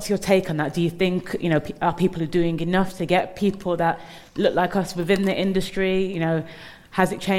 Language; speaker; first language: English; native; English